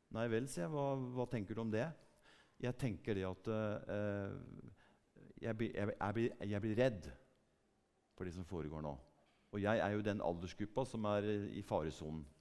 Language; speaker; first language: Norwegian; native; Norwegian